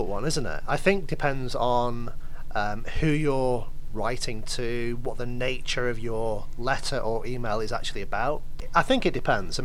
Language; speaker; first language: English; native; English